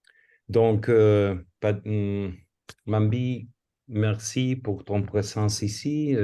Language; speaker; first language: French; non-native, fluent; Spanish